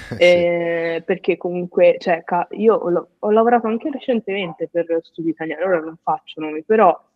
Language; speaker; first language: Italian; native; Italian